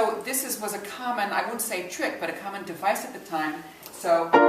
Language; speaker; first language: English; native; English